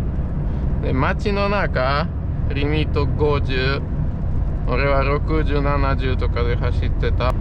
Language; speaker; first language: Japanese; non-native, fluent; Polish